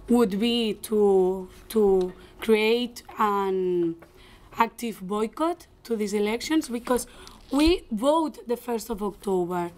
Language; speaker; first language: English; non-native, fluent; Spanish